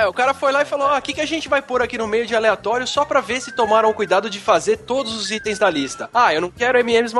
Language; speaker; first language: Portuguese; native; Portuguese